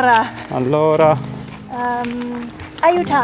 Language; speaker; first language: Italian; non-native, learner; English